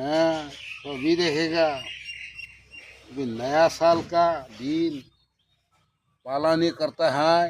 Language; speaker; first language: Hindi; non-native, local second language; Bodo